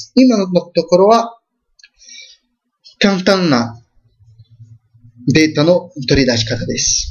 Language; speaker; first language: Japanese; non-native, fluent; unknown